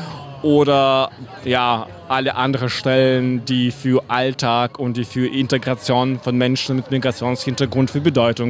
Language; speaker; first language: German; non-native, fluent; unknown